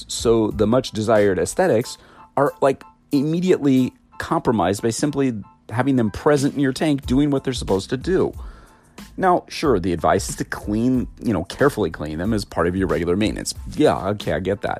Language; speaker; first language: English; native; English